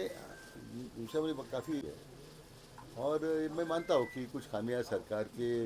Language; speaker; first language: Hindi; non-native, local second language; Marathi